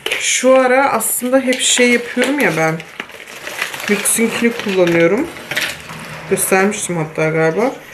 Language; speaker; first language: Turkish; early bilingual, heritage; Turkish